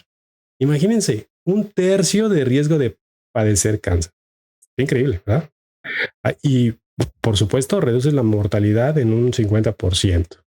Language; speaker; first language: Spanish; native; Spanish